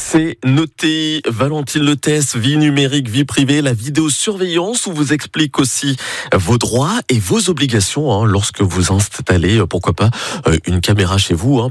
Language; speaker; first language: French; native; French